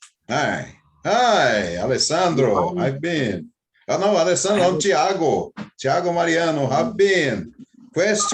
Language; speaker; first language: English; non-native, fluent; Portuguese